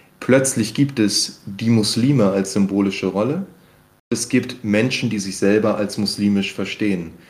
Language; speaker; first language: German; native; German